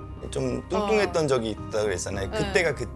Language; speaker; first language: Korean; native; Korean